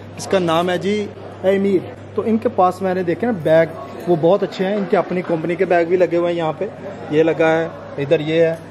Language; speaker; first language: Urdu; non-native, local second language; Punjabi